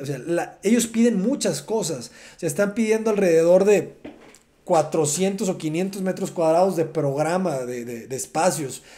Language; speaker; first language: Spanish; native; Spanish